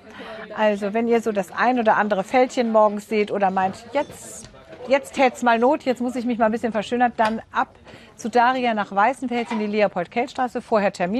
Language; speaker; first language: German; native; German